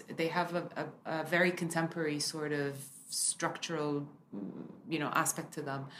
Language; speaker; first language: English; early bilingual, other home language; Arabic